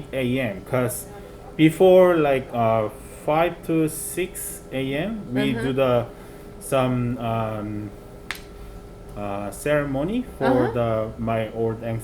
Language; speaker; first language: English; non-native, fluent; Korean